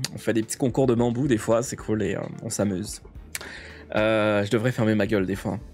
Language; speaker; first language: French; native; French